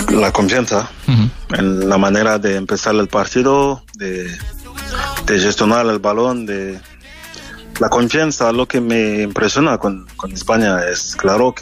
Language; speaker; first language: Spanish; non-native, learner; French